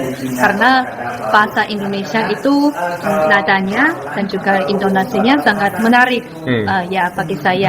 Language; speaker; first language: Indonesian; non-native, fluent; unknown